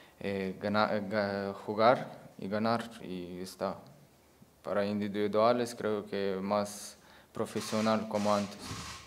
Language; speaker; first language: Spanish; non-native, learner; Ukrainian